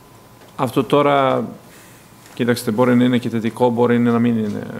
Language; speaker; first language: Greek; non-native, fluent; Serbian